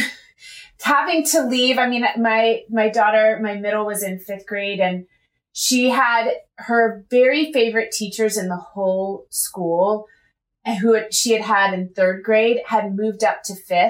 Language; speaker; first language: English; native; English